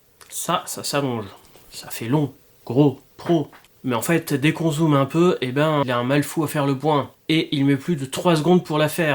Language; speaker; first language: French; native; French